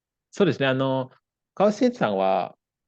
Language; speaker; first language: Japanese; non-native, fluent; Indonesian